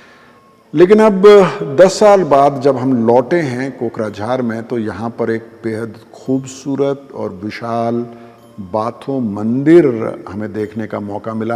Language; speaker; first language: Hindi; native; Hindi